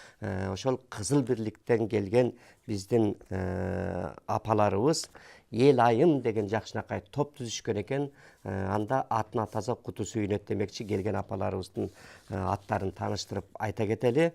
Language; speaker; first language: Kyrgyz; native; Kyrgyz